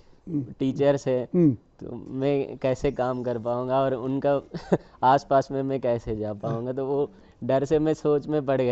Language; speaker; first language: Hindi; non-native, local second language; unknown